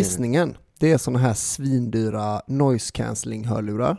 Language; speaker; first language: Swedish; native; Swedish